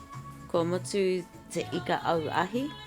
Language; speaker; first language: Māori; non-native, local second language; English